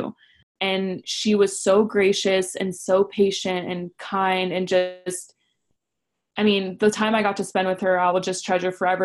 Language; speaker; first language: English; native; English